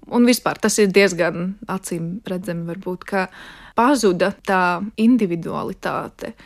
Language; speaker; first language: Latvian; non-native, fluent; Russian